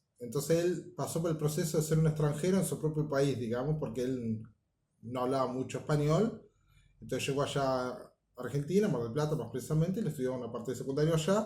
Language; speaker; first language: Spanish; native; Spanish